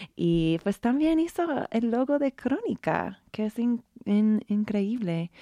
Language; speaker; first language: Spanish; non-native, fluent; English